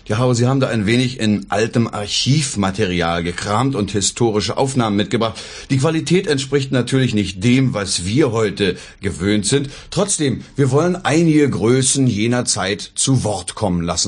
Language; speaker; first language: German; native; German